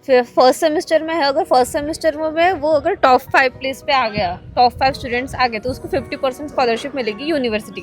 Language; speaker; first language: Hindi; native; Hindi